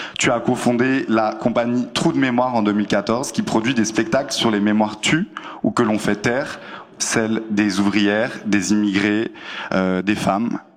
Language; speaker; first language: French; native; French